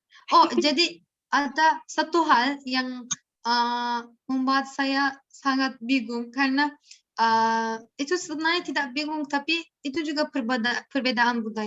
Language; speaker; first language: Indonesian; non-native, learner; Turkish